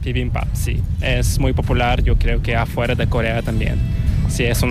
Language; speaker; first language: Spanish; non-native, fluent; Korean